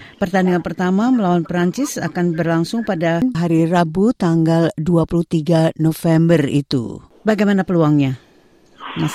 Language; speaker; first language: Indonesian; native; Indonesian